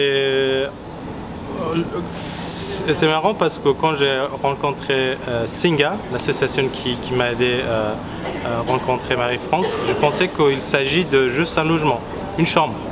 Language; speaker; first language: French; non-native, fluent; Persian